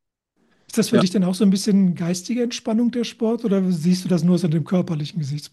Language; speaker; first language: German; native; German